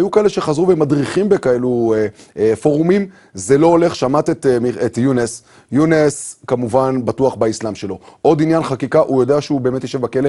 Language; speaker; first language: Hebrew; native; Hebrew